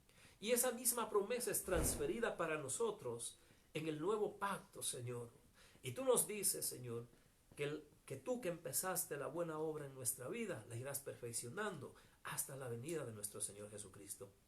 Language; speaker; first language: Spanish; native; Spanish